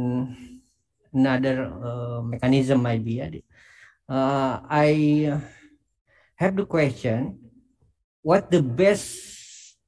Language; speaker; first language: English; non-native, learner; Indonesian